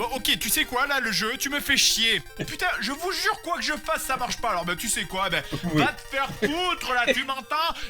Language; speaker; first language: French; native; French